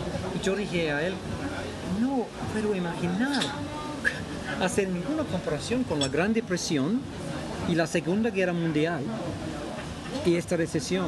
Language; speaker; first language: Spanish; non-native, fluent; English